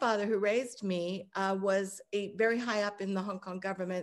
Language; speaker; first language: English; native; English